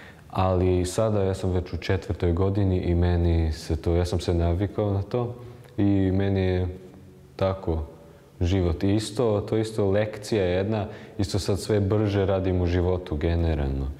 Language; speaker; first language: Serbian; early bilingual, heritage; German